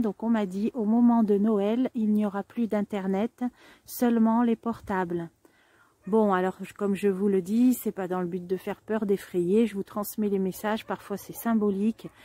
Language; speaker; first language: French; native; French